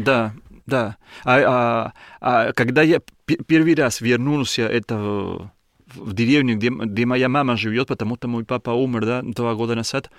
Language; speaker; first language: Russian; non-native, learner; Spanish